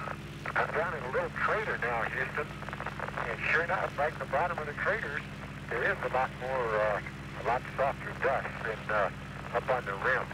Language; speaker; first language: English; native; English